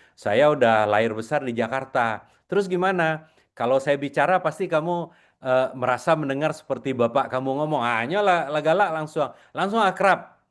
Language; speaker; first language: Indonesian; non-native, local second language; Minangkabau